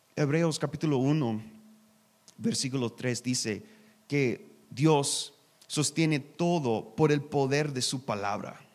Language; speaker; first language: Spanish; non-native, learner; English